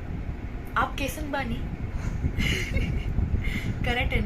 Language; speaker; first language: Hindi; non-native, local second language; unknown